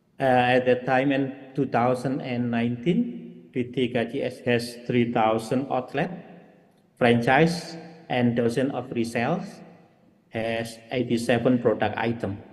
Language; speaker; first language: English; non-native, fluent; Indonesian